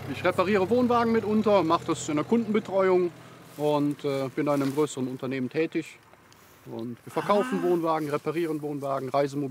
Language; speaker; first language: German; native; German